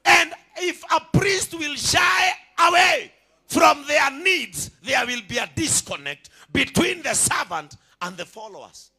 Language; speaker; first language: English; non-native, local second language; Swahili